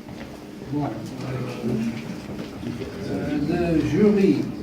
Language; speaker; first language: French; non-native, fluent; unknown